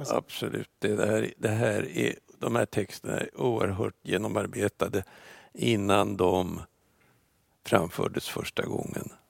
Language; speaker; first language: Swedish; non-native, fluent; Russian